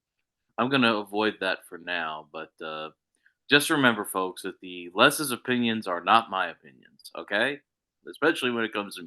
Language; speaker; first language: English; native; English